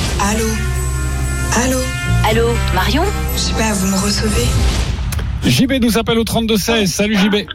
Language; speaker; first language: French; native; French